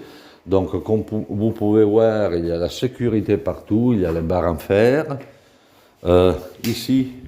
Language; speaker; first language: French; non-native, fluent; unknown